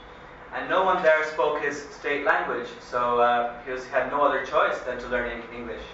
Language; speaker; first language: English; early bilingual, other home language; Hindi